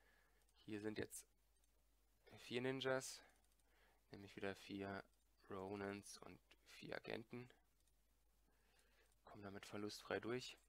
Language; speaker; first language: German; native; German